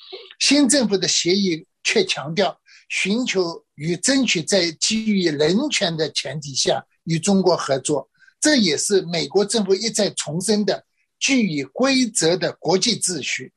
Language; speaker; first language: Chinese; native; Chinese